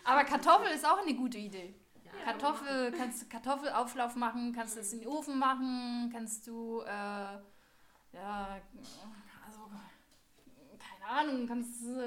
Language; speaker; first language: German; non-native, fluent; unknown